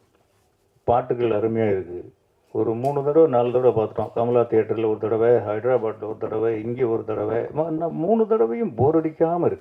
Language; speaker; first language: Tamil; native; Tamil